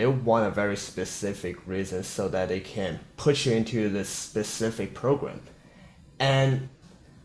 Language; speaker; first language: English; non-native, fluent; Korean